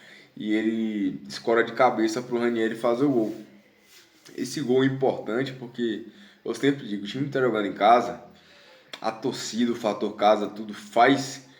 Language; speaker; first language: Portuguese; native; Portuguese